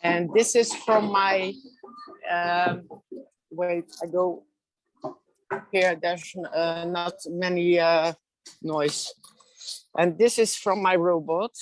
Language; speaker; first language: English; non-native, learner; Dutch